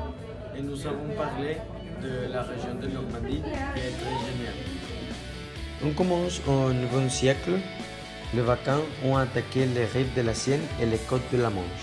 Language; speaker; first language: French; non-native, learner; Spanish